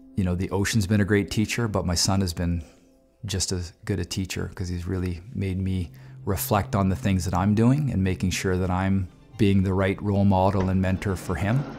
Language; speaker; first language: English; native; English